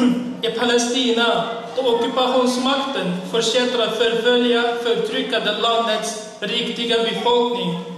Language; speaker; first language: Swedish; non-native, fluent; Uyghur